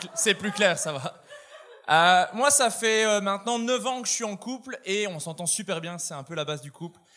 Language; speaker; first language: French; native; French